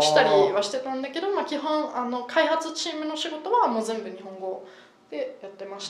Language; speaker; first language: Japanese; non-native, fluent; German